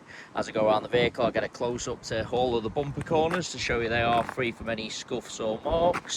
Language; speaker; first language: English; native; English